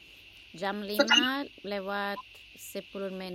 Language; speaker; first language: Indonesian; non-native, learner; Italian